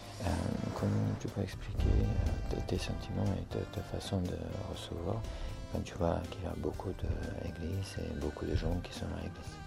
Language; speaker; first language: French; non-native, learner; Serbian